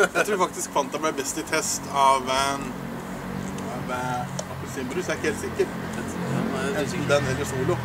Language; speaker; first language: Norwegian; native; Norwegian